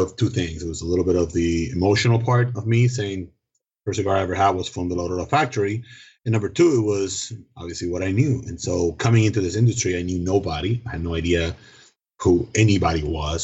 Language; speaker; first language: English; non-native, fluent; Spanish